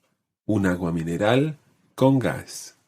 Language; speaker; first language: Spanish; non-native, fluent; English